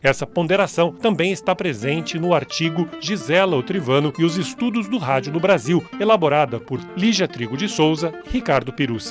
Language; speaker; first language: Portuguese; native; Portuguese